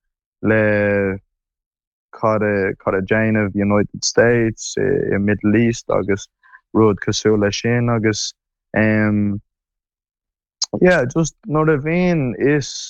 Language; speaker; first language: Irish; non-native, learner; English